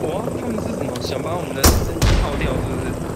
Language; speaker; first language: Chinese; native; Chinese